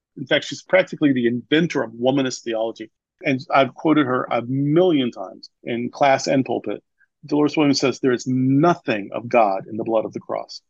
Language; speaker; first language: English; native; English